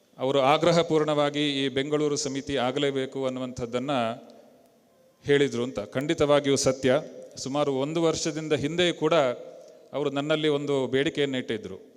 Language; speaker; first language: Kannada; non-native, local second language; Tulu